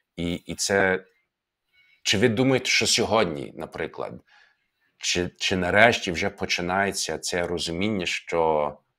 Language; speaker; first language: Ukrainian; non-native, fluent; English